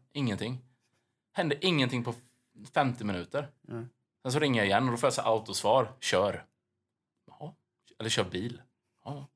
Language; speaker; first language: Swedish; native; Swedish